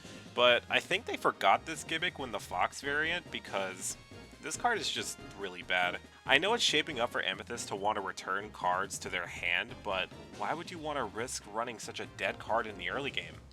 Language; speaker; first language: English; native; English